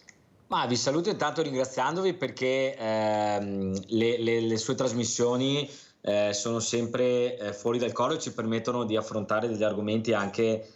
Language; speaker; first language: Italian; native; Italian